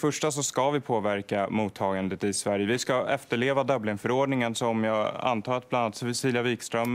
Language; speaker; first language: Swedish; native; Swedish